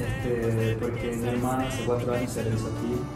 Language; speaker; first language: Spanish; early bilingual, heritage; Spanish